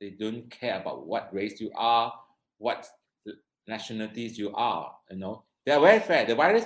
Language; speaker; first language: English; non-native, local second language; Cantonese